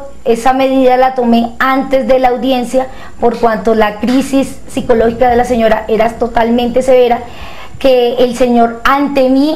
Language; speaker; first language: Spanish; native; Spanish